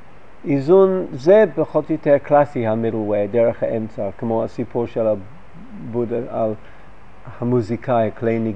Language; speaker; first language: Hebrew; non-native, fluent; English